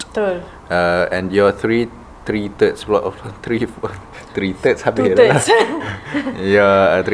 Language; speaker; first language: English; non-native, local second language; Malay